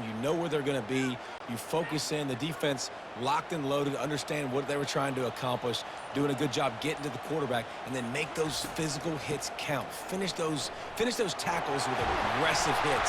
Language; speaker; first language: English; native; English